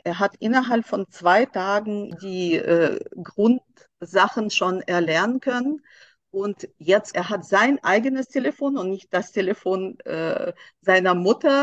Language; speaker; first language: German; non-native, fluent; Russian